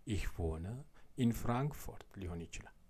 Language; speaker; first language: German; non-native, fluent; Amharic